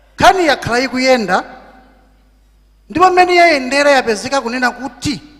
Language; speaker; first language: Nyanja; native; Nyanja